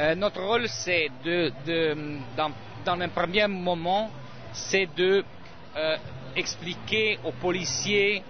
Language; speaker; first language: French; non-native, learner; Italian